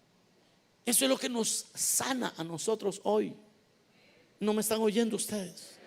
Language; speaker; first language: Spanish; native; Spanish